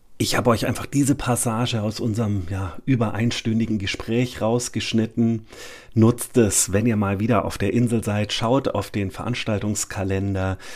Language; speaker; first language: German; native; German